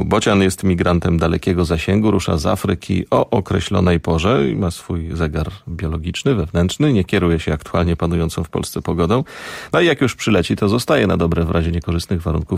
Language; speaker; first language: Polish; native; Polish